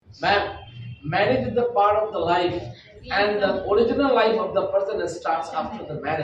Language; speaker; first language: English; non-native, local second language; Hindi